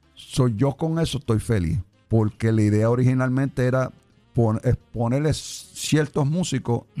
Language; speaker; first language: Spanish; early bilingual, heritage; Spanish